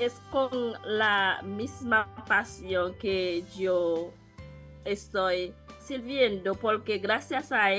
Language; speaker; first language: Spanish; non-native, learner; Haitian Creole